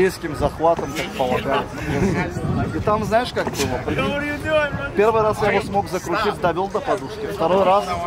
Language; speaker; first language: Russian; native; Russian